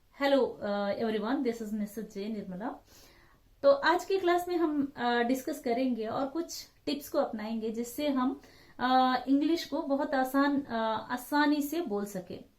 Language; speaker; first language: Hindi; non-native, local second language; Telugu